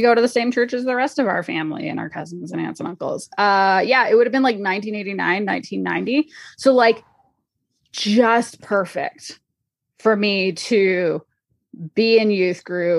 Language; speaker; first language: English; native; English